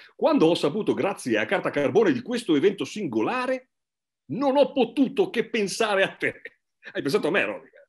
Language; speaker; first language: Italian; native; Italian